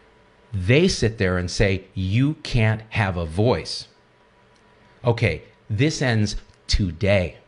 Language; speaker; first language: English; native; English